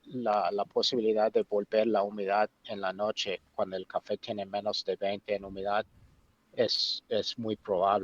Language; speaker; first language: Spanish; non-native, fluent; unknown